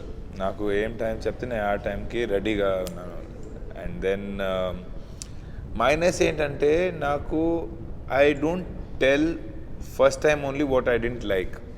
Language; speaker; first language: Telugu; non-native, learner; Hindi